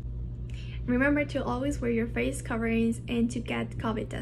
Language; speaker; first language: English; non-native, local second language; Spanish